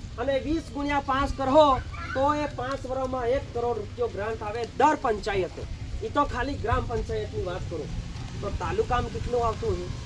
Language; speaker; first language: Gujarati; non-native, local second language; Bhili